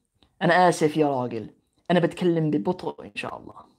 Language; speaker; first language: Arabic; non-native, fluent; English